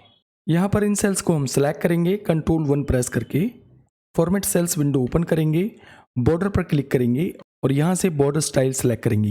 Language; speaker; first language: Hindi; native; Hindi